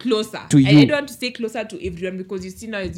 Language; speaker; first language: English; non-native, local second language; Luo (Kenya and Tanzania)